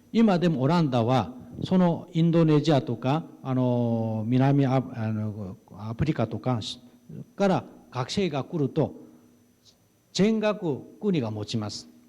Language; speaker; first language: Japanese; non-native, fluent; Korean